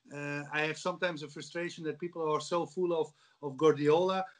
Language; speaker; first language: English; non-native, fluent; Dutch